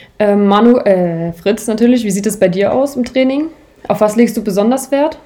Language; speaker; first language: German; native; German